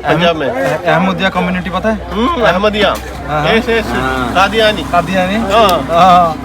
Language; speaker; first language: Hindi; non-native, local second language; Bangla